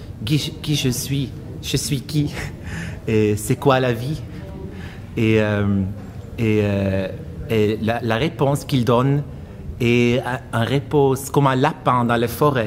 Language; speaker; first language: French; non-native, fluent; German